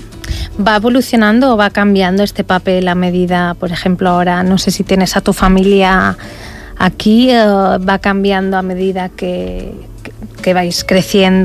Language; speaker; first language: Spanish; non-native, local second language; Catalan